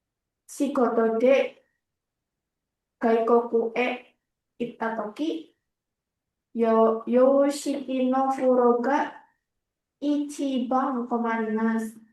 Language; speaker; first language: Japanese; non-native, learner; Indonesian